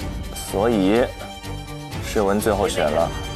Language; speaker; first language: Chinese; native; Chinese